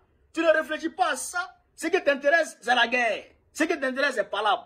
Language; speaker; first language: French; non-native, local second language; Bambara